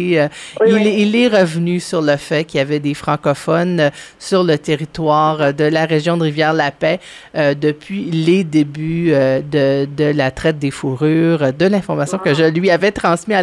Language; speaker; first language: French; native; French